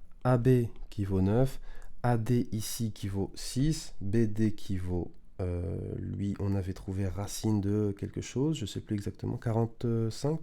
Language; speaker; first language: French; native; French